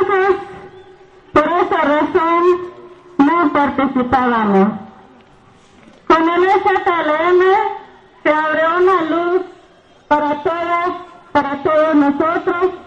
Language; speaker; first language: Spanish; non-native, local second language; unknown